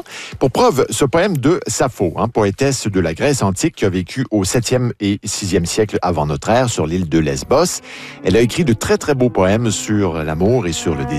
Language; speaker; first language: French; native; French